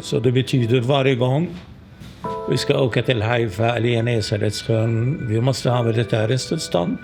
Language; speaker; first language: Swedish; non-native, local second language; Arabic